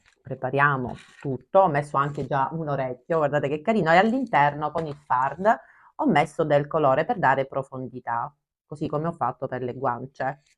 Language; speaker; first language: Italian; native; Italian